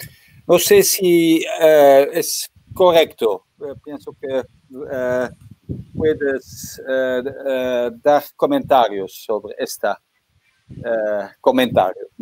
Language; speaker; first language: Spanish; non-native, fluent; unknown